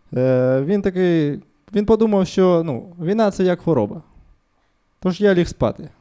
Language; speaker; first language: Ukrainian; non-native, local second language; Russian